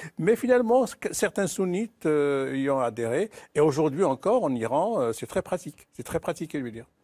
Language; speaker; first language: French; non-native, local second language; Arabic